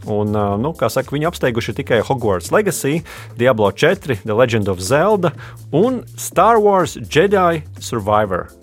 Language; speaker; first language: Latvian; native; Latvian